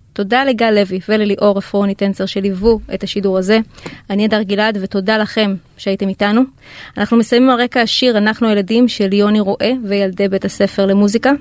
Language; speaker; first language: Hebrew; native; Hebrew